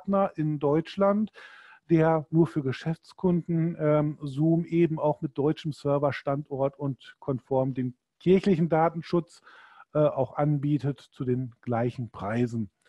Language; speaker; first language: German; native; German